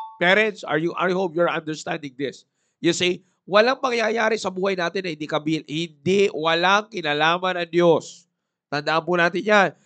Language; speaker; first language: Filipino; native; Filipino